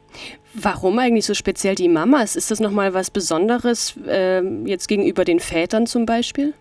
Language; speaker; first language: German; native; German